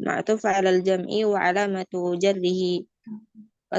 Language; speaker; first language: Arabic; non-native, learner; Indonesian